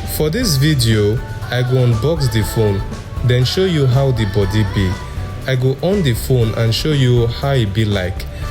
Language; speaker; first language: Nigerian Pidgin; native; Nigerian Pidgin